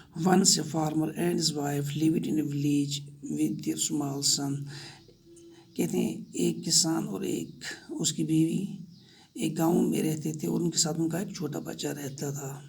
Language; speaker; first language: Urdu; non-native, local second language; Kashmiri